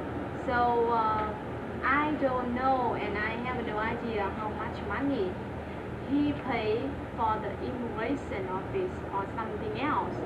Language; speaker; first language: English; non-native, learner; Vietnamese